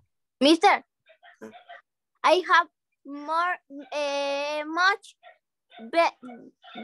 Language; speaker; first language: English; non-native, learner; Spanish